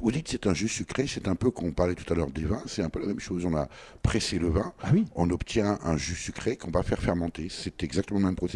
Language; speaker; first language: French; native; French